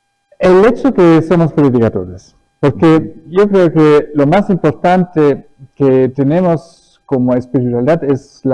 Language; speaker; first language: Spanish; early bilingual, other home language; German